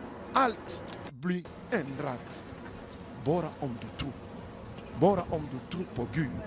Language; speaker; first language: Swedish; non-native, learner; Lingala